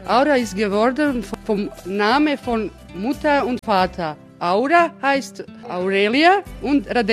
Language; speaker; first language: German; non-native, fluent; Croatian